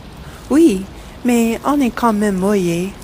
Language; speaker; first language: French; non-native, learner; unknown